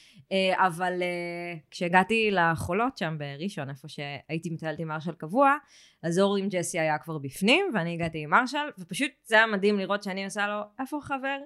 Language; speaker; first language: Hebrew; native; Hebrew